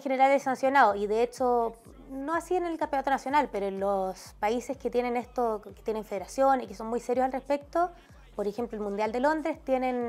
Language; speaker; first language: Spanish; native; Spanish